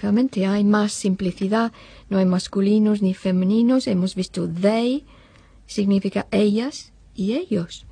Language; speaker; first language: Spanish; non-native, fluent; English